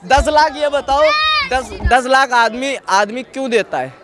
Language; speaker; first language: Hindi; native; Hindi